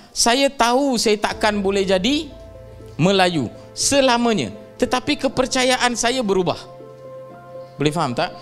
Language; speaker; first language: Malay; non-native, local second language; Tamil